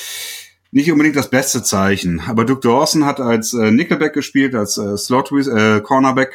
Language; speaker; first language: German; native; German